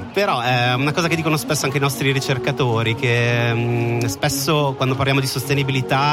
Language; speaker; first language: Italian; native; Italian